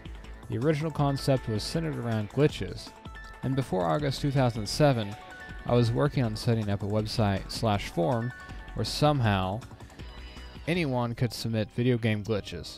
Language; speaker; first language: English; native; English